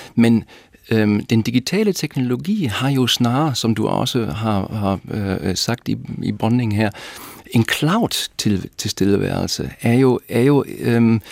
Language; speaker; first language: Danish; native; Danish